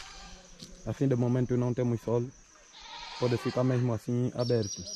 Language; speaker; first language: Portuguese; non-native, fluent; Vietnamese